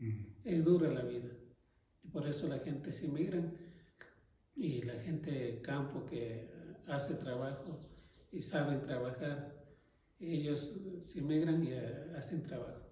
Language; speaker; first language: Spanish; non-native, local second language; Quechua